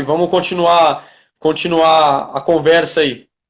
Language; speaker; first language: Portuguese; native; Portuguese